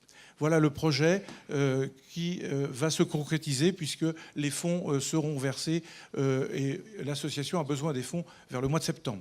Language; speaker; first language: French; native; French